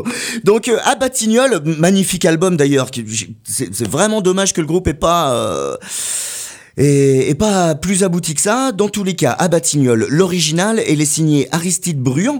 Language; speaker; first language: French; native; French